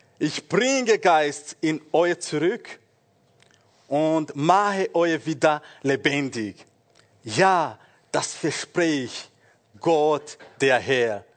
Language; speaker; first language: German; non-native, fluent; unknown